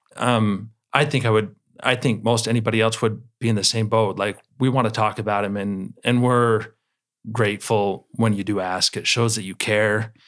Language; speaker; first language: English; native; English